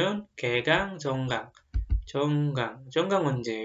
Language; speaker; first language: Korean; non-native, fluent; Indonesian